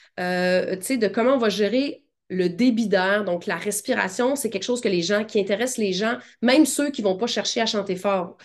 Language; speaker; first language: French; native; French